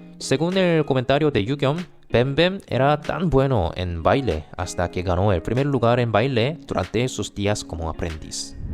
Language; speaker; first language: Spanish; non-native, fluent; Korean